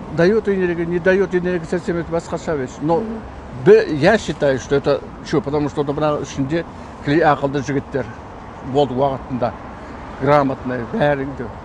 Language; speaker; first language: Russian; non-native, local second language; Kazakh